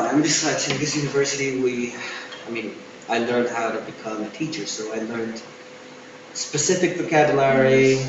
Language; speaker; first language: English; non-native, fluent; Spanish